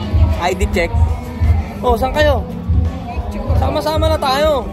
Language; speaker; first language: Filipino; native; Filipino